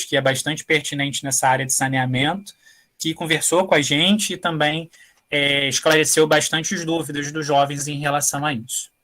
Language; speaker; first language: Portuguese; native; Portuguese